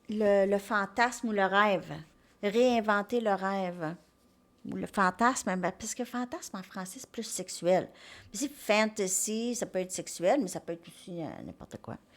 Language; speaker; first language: French; native; French